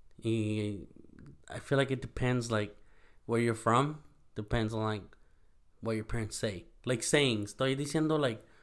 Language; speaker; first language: English; early bilingual, other home language; Spanish